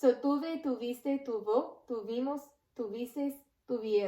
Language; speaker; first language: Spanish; non-native, learner; English